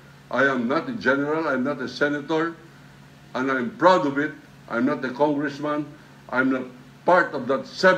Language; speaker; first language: English; non-native, local second language; Filipino